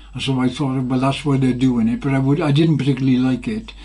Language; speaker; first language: English; native; English